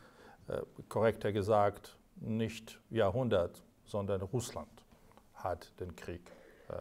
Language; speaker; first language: German; non-native, fluent; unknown